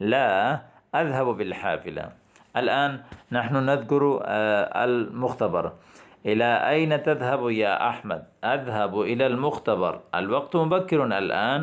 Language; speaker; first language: Arabic; non-native, fluent; Urdu